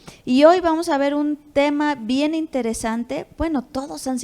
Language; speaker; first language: Spanish; native; Spanish